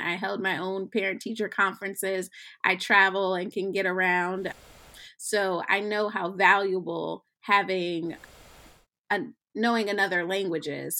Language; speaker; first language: English; native; English